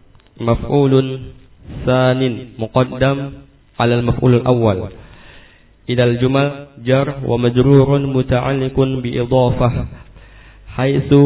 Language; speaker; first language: Arabic; non-native, learner; Indonesian